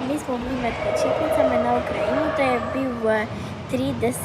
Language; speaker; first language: Slovenian; non-native, learner; Ukrainian